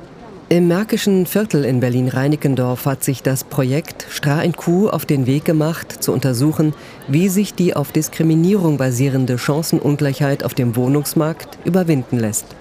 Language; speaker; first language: German; native; German